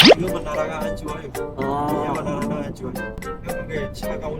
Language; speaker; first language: Korean; non-native, learner; Burmese